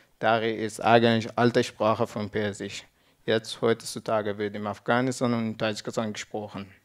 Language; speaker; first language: German; non-native, learner; Persian